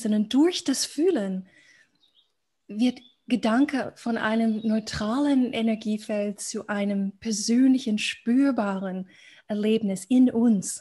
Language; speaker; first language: German; non-native, fluent; English